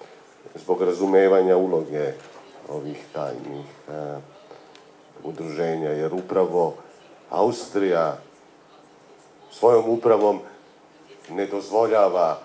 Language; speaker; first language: Serbian; native; Serbian